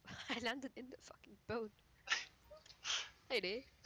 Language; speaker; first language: English; non-native, fluent; Danish